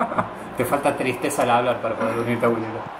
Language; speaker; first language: Spanish; native; Spanish